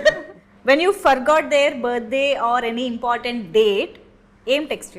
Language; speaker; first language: Telugu; native; Telugu